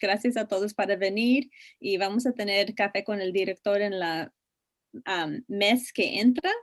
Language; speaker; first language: Spanish; non-native, learner; English